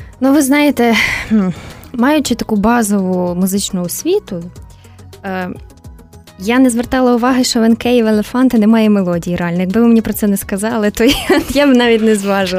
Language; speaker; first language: Ukrainian; native; Ukrainian